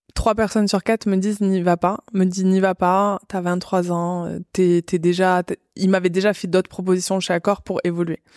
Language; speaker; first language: French; native; French